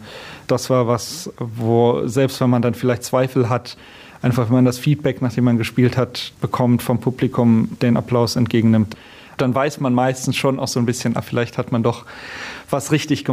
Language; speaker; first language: German; native; German